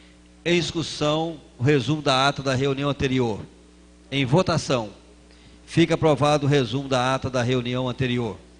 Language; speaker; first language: Portuguese; native; Portuguese